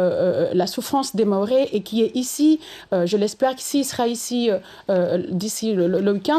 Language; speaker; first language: French; non-native, local second language; Comorian